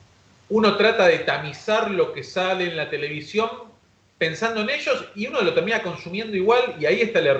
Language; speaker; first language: Spanish; native; Spanish